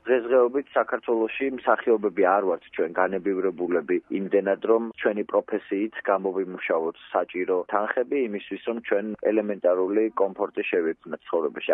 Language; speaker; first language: Georgian; native; Georgian